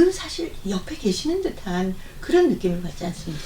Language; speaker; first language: Korean; native; Korean